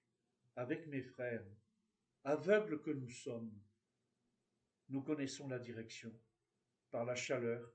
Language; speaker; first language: French; native; French